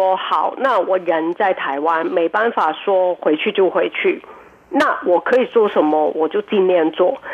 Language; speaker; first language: Chinese; non-native, local second language; Cantonese